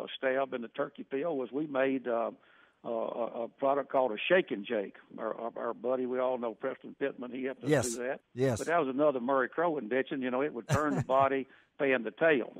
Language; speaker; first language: English; native; English